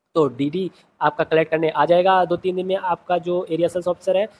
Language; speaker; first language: Hindi; native; Hindi